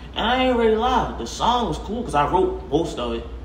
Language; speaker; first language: English; native; English